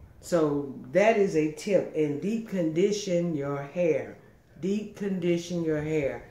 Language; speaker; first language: English; native; English